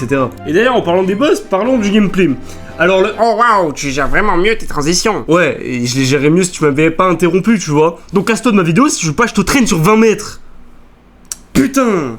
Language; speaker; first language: French; native; French